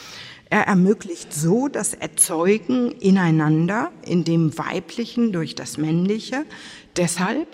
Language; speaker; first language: German; native; German